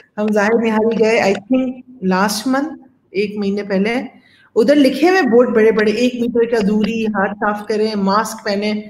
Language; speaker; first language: Urdu; native; Urdu